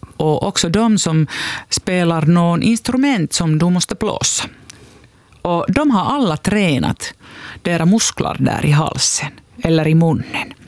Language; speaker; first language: Swedish; non-native, local second language; Finnish